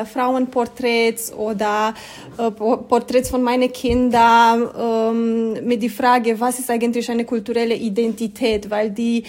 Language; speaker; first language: German; non-native, fluent; Romanian